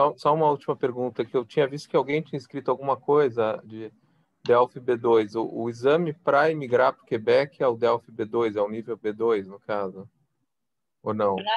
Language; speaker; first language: Portuguese; native; Portuguese